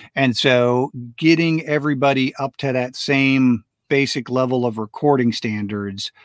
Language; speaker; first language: English; native; English